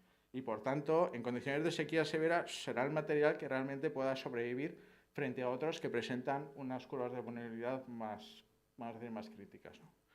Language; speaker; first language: Spanish; native; Spanish